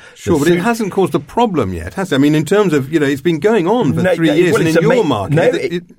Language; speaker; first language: English; native; English